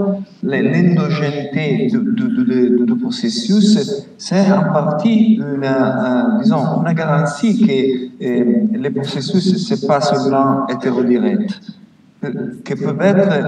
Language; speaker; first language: French; non-native, fluent; Italian